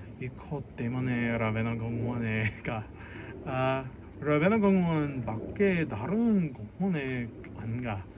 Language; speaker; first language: Korean; non-native, learner; English